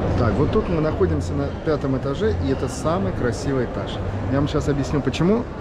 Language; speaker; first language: Russian; early bilingual, heritage; Russian